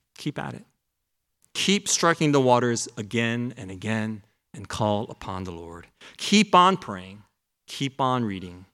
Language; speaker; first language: English; early bilingual, other home language; Korean